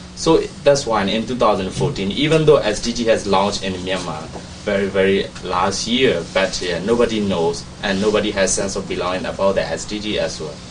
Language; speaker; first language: English; non-native, learner; Burmese